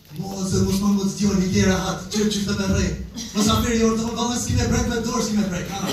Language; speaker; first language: Norwegian; early bilingual, other home language; Albanian